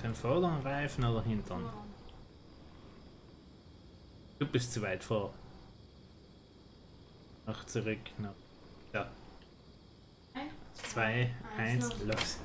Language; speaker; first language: German; native; German